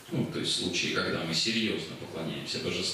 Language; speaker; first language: Russian; native; Russian